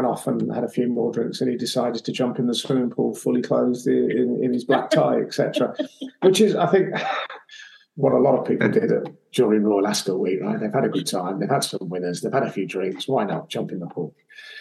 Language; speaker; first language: English; native; English